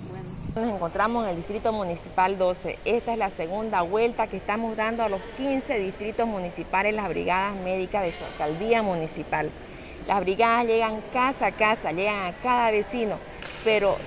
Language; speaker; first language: Spanish; native; Spanish